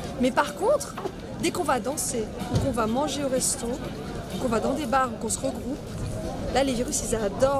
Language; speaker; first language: French; native; French